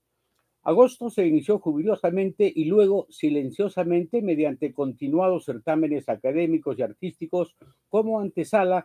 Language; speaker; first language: Spanish; native; Spanish